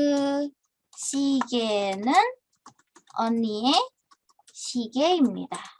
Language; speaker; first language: Korean; non-native, fluent; Indonesian